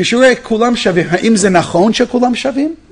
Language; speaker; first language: Hebrew; non-native, fluent; English